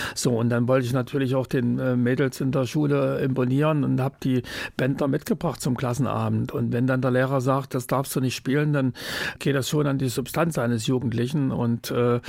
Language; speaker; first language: German; native; German